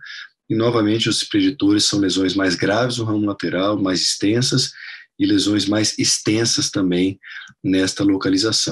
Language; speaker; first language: Portuguese; non-native, fluent; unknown